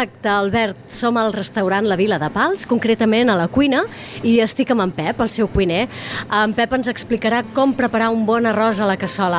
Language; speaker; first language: Catalan; native; Catalan